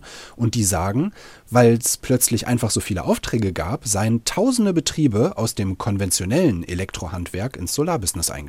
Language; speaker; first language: German; native; German